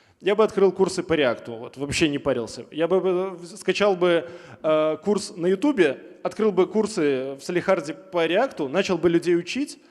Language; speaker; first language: Russian; native; Russian